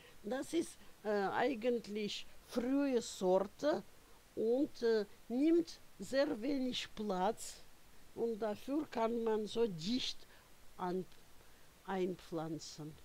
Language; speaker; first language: German; non-native, fluent; Russian